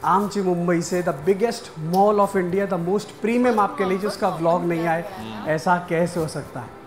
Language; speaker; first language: Hindi; non-native, local second language; Marathi